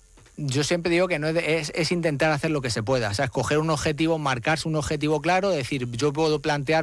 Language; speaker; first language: Spanish; native; Spanish